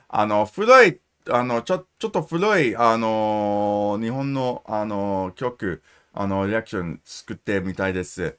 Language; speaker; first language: Japanese; non-native, learner; English